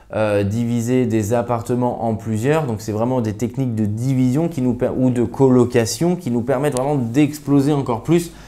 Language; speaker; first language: French; native; French